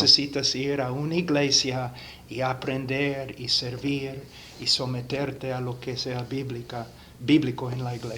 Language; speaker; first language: Spanish; non-native, fluent; English